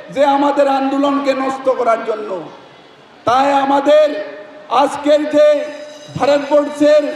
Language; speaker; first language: Bangla; non-native, learner; Assamese